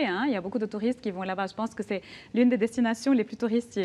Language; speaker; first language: French; non-native, local second language; Arabic